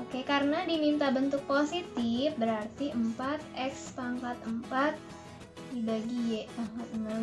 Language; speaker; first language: Indonesian; native; Indonesian